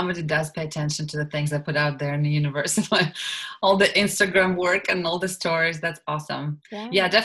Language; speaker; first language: English; non-native, fluent; Russian